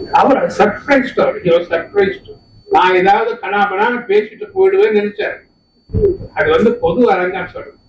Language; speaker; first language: Tamil; non-native, local second language; Kannada